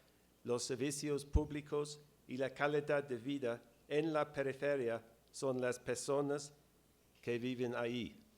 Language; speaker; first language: Spanish; non-native, fluent; English